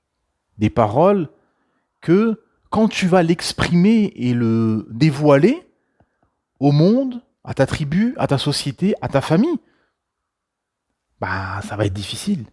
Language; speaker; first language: French; native; French